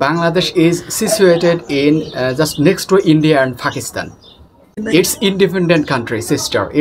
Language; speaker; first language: English; non-native, local second language; Bangla